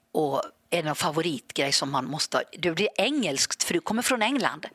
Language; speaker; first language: Swedish; native; Swedish